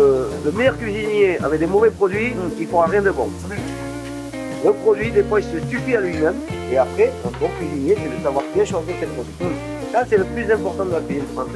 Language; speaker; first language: French; native; French